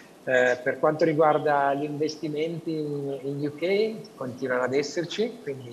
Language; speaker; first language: Italian; native; Italian